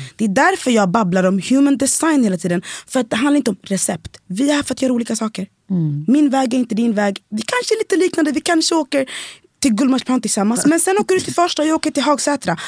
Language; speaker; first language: Swedish; native; Swedish